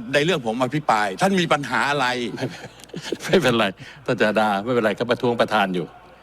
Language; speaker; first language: Thai; native; Thai